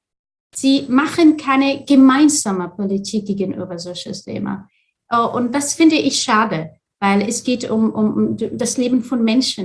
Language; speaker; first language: German; non-native, fluent; Arabic